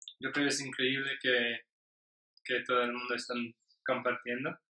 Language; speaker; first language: Spanish; non-native, learner; English